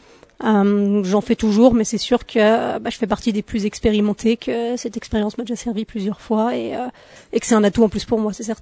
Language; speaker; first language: French; native; French